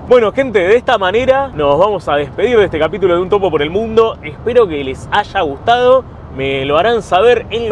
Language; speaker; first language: Spanish; native; Spanish